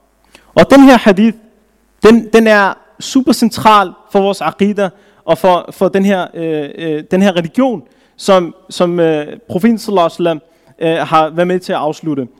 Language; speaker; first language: Danish; early bilingual, other home language; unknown